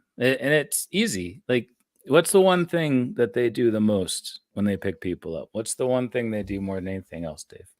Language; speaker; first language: English; native; English